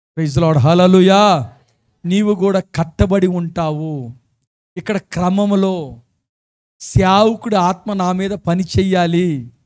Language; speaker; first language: Telugu; early bilingual, other home language; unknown